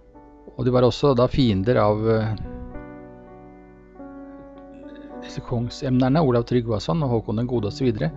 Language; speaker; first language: Norwegian; native; Norwegian